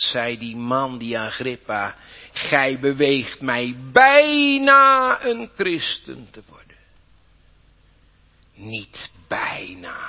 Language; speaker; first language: Dutch; native; Dutch